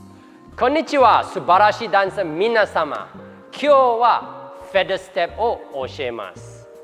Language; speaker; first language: Japanese; non-native, fluent; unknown